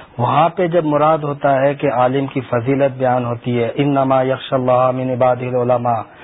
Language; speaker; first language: Urdu; native; Urdu